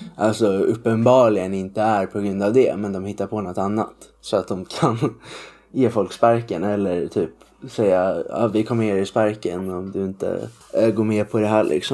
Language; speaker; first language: Swedish; native; Swedish